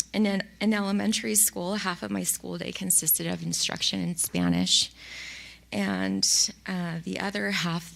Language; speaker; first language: English; early bilingual, other home language; Spanish